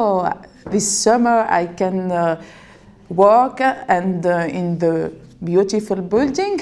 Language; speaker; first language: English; non-native, learner; French